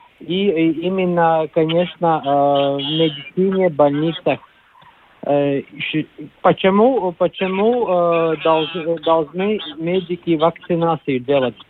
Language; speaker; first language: Russian; non-native, local second language; Latvian